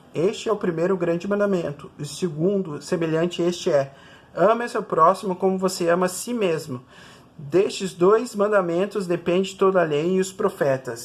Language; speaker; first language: Portuguese; native; Portuguese